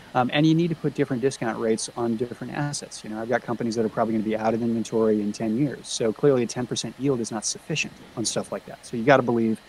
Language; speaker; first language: English; native; English